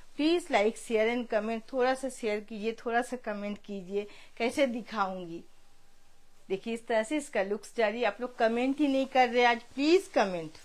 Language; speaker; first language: Hindi; non-native, local second language; Bangla